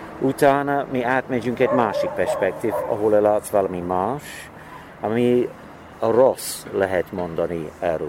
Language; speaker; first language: Hungarian; non-native, learner; English